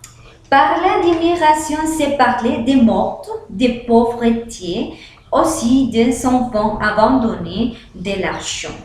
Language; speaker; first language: French; non-native, learner; Spanish